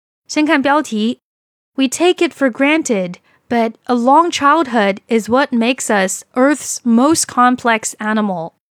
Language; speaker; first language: English; non-native, fluent; Chinese